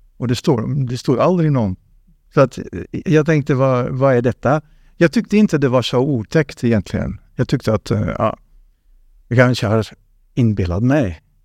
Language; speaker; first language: Swedish; non-native, fluent; Dutch